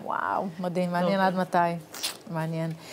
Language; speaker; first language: Hebrew; native; Hebrew